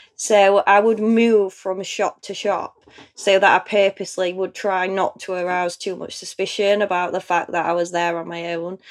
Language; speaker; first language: English; native; English